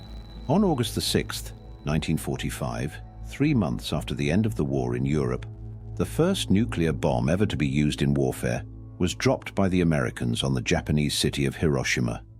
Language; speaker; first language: English; native; English